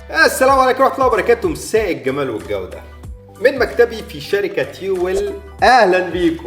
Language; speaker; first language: Arabic; native; Arabic